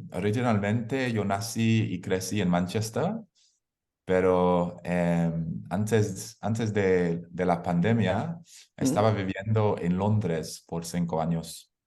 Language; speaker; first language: Spanish; non-native, learner; English